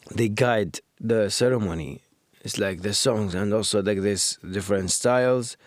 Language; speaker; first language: English; non-native, fluent; Arabic